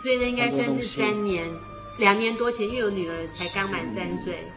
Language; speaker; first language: Chinese; native; Chinese